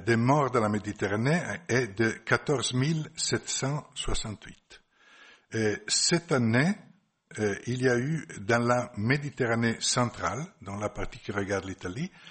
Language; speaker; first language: French; non-native, fluent; Italian